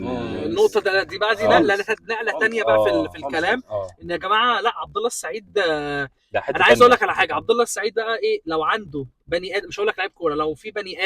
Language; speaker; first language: Arabic; native; Arabic